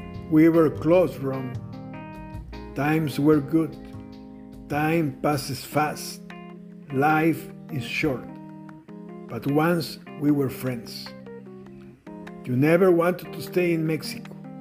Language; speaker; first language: English; non-native, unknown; Spanish